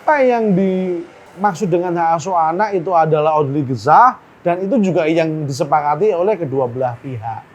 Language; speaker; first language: Indonesian; native; Indonesian